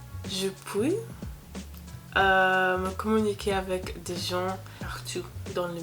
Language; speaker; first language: French; non-native, learner; English